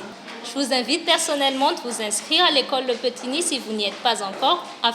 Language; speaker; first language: French; non-native, local second language; Malagasy